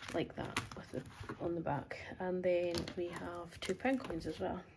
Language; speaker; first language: English; native; English